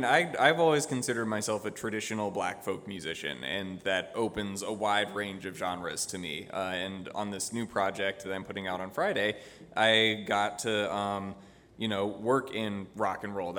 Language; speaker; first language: English; native; English